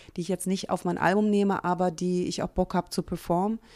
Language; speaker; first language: German; early bilingual, other home language; Hungarian